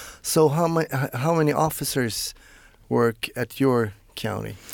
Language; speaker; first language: English; non-native, fluent; Swedish